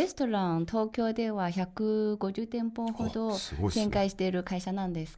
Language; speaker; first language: Japanese; non-native, fluent; Chinese